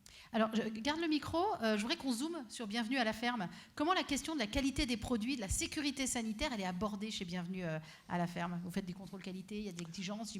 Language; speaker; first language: French; native; French